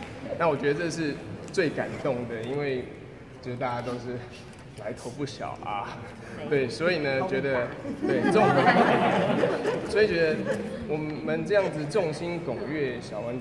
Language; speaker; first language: Chinese; native; Chinese